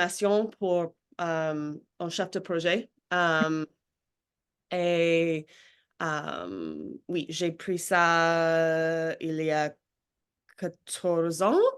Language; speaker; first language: French; non-native, learner; English